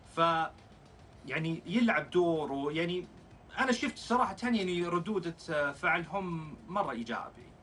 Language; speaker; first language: Arabic; non-native, fluent; English